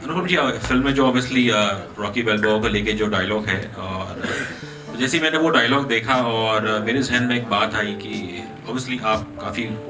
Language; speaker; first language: Hindi; native; Hindi